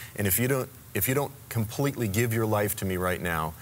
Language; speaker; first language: English; native; English